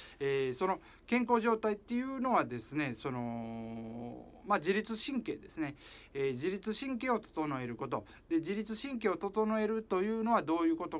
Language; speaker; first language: Japanese; native; Japanese